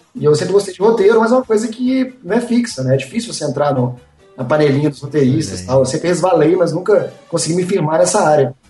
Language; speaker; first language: Portuguese; native; Portuguese